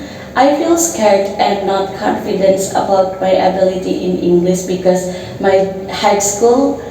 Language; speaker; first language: English; non-native, learner; Indonesian